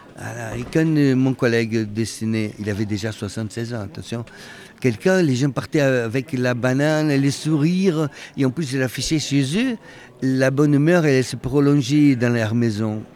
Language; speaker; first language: French; non-native, fluent; Portuguese